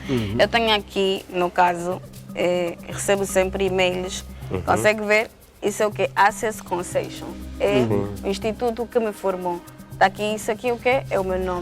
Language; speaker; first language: Portuguese; native; Portuguese